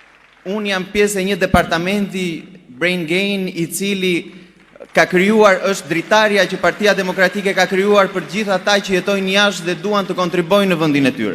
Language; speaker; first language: Albanian; native; Albanian